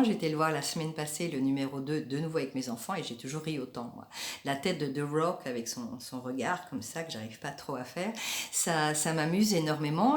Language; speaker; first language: French; native; French